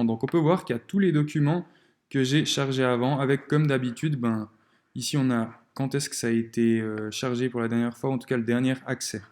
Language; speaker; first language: French; native; French